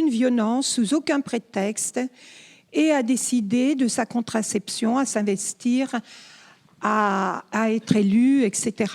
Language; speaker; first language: French; native; French